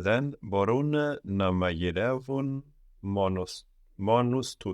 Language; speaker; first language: Greek; non-native, learner; English